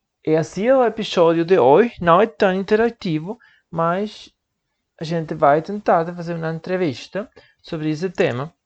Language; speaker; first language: Portuguese; non-native, learner; Spanish